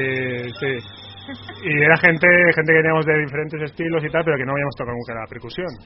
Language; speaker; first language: Spanish; native; Spanish